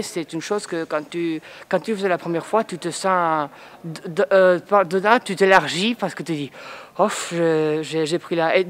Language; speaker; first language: French; non-native, fluent; Spanish